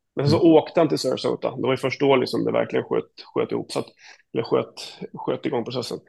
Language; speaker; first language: Swedish; native; Swedish